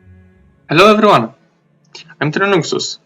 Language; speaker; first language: English; non-native, fluent; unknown